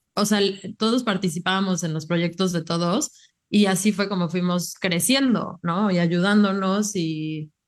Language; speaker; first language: Spanish; native; Spanish